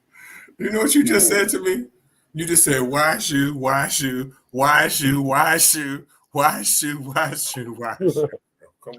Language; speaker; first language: English; native; English